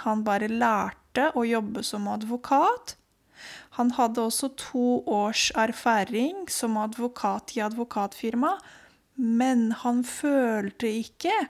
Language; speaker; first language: Norwegian; non-native, fluent; Spanish